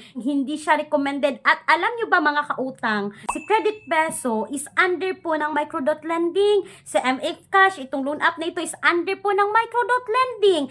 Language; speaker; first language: Filipino; non-native, local second language; Cebuano